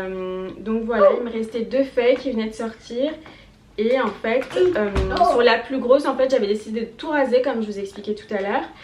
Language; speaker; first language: French; native; French